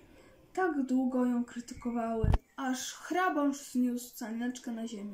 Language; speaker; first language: Polish; native; Polish